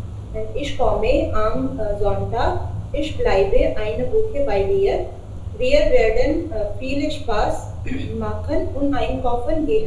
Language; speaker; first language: German; non-native, learner; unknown